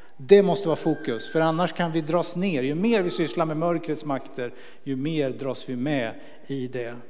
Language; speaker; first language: Swedish; native; Swedish